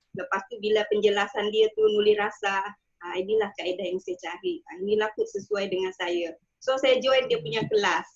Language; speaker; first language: Malay; native; Malay